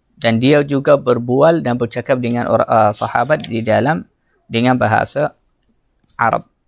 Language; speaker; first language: Malay; non-native, fluent; Arabic